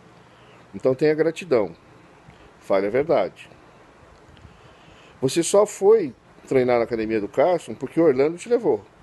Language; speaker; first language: Portuguese; native; Portuguese